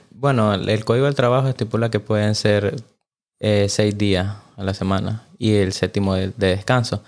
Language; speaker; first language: Spanish; native; Spanish